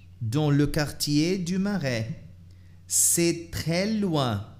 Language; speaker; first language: French; non-native, fluent; Portuguese